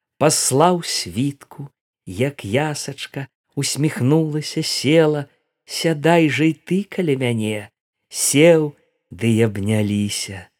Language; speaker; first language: Belarusian; native; Belarusian